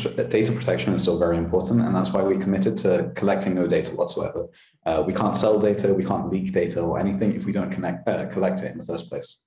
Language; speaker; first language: English; native; English